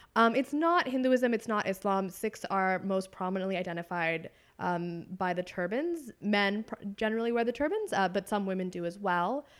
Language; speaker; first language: English; native; English